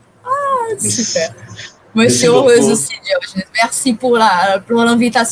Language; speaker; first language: French; non-native, fluent; Portuguese